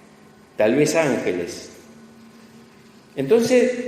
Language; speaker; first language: Spanish; native; Spanish